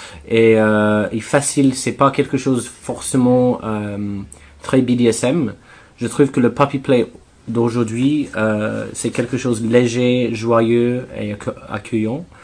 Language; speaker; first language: French; non-native, fluent; English